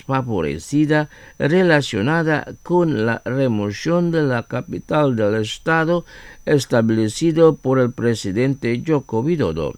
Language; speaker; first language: Spanish; non-native, fluent; Indonesian